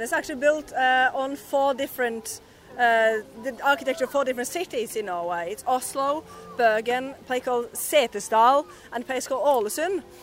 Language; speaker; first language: English; non-native, fluent; Norwegian